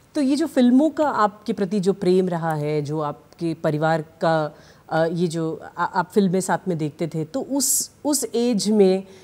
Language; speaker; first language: Hindi; native; Hindi